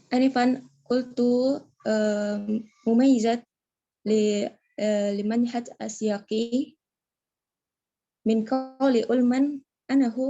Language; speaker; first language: Arabic; non-native, learner; Indonesian